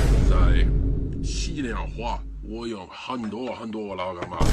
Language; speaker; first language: Chinese; non-native, learner; English